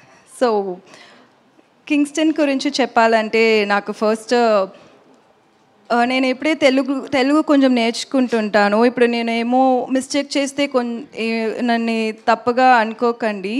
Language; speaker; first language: Telugu; non-native, learner; Tamil